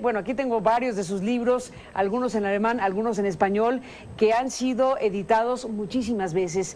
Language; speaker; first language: Spanish; native; Spanish